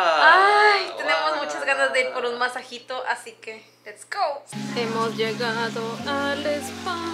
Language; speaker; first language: Spanish; native; Spanish